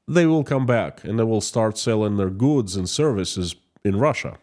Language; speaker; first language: English; non-native, fluent; Russian